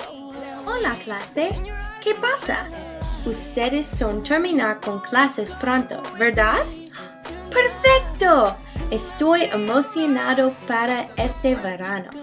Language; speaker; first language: Spanish; non-native, learner; English